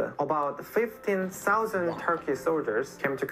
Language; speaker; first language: English; non-native, fluent; Korean